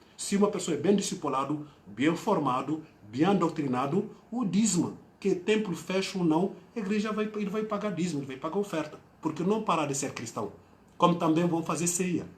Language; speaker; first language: Portuguese; non-native, fluent; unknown